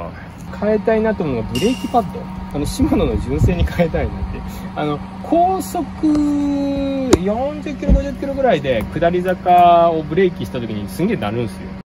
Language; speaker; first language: Japanese; native; Japanese